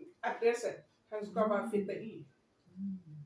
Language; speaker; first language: Swedish; non-native, learner; Thai